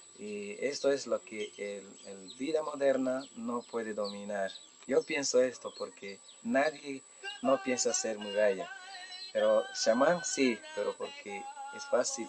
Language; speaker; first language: Spanish; non-native, local second language; Shipibo-Conibo